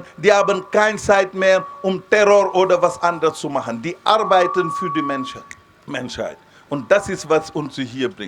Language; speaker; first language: German; non-native, fluent; Wolof